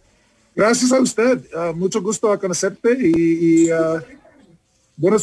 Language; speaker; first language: Spanish; non-native, learner; English